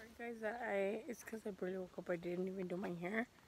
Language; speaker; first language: English; early bilingual, other home language; Spanish